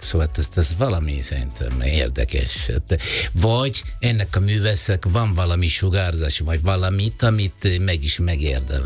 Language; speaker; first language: Hungarian; non-native, fluent; Italian